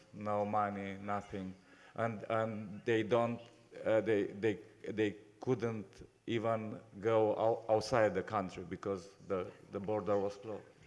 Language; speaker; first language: English; non-native, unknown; Romanian